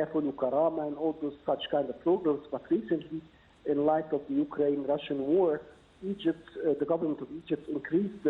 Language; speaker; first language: English; non-native, fluent; Arabic